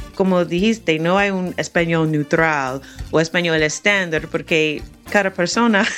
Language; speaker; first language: Spanish; non-native, fluent; English